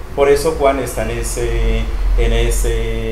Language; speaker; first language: Spanish; native; Spanish